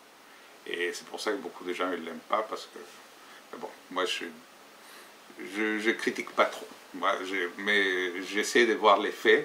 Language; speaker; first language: French; non-native, fluent; Spanish